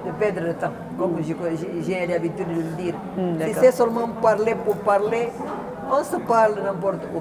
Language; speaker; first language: French; non-native, fluent; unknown